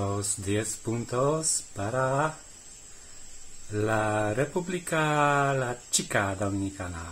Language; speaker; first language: Spanish; non-native, learner; Polish